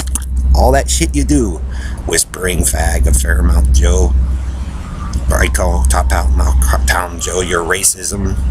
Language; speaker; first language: English; native; English